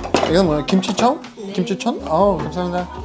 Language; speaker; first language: Korean; non-native, learner; Russian